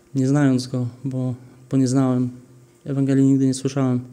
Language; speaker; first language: Polish; early bilingual, heritage; Polish